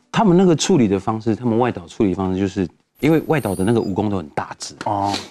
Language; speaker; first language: Chinese; native; Chinese